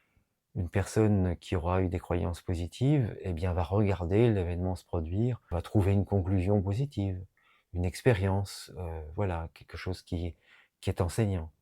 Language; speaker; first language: French; native; French